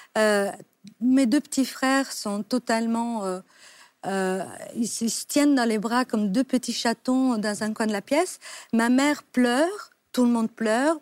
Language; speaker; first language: French; non-native, fluent; Italian